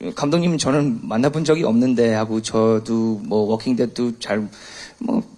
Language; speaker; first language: Korean; early bilingual, heritage; Korean